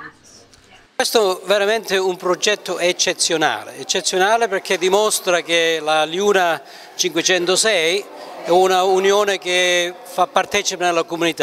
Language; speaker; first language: Italian; early bilingual, heritage; English